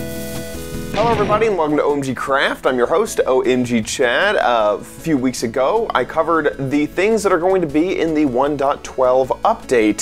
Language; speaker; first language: English; native; English